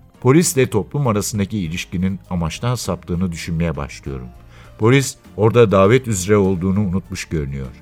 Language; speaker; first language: Turkish; native; Turkish